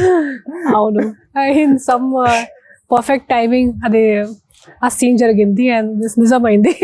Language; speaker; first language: Telugu; non-native, local second language; Hindi